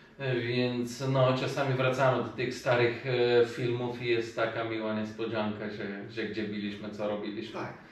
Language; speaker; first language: Polish; non-native, fluent; Macedonian